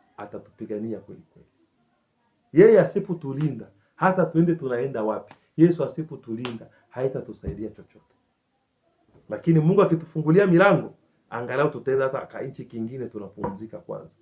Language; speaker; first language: Swahili; native; Swahili